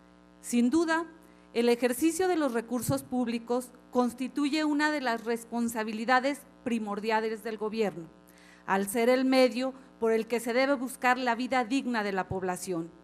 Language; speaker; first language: Spanish; native; Spanish